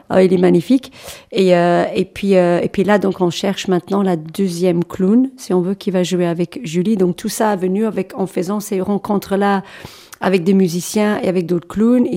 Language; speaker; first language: French; non-native, fluent; English